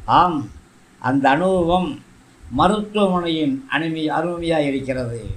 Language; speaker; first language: Tamil; native; Tamil